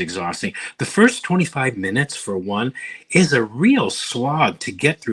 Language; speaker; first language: English; native; English